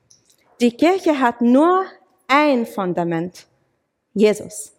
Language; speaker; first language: German; non-native, fluent; English